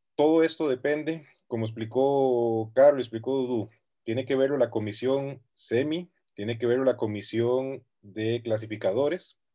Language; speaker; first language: Spanish; native; Spanish